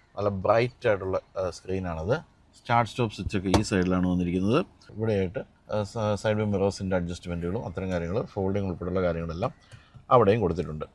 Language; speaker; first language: Malayalam; native; Malayalam